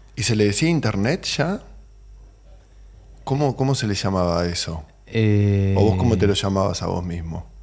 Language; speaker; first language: Spanish; native; Spanish